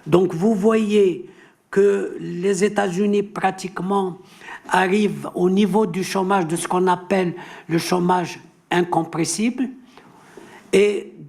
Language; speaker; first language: French; non-native, local second language; Arabic